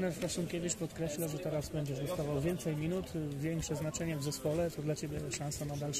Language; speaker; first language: Polish; native; Polish